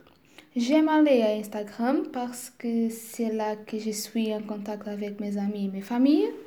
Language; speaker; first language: French; non-native, learner; Portuguese